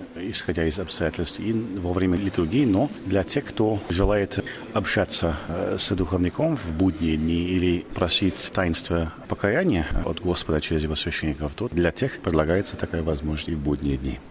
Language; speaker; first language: Russian; non-native, fluent; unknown